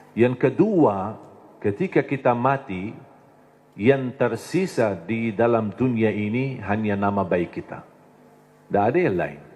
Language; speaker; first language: Indonesian; non-native, fluent; Arabic